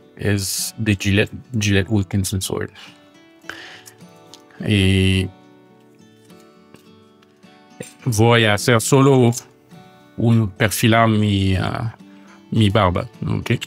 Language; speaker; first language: Spanish; non-native, fluent; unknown